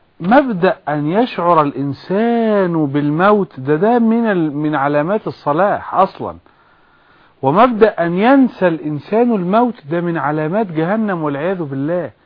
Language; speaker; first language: Arabic; native; Arabic